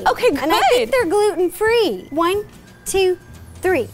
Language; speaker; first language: English; native; English